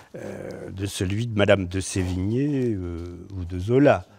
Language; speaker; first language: French; native; French